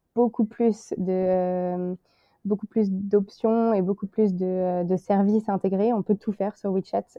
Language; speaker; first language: French; native; French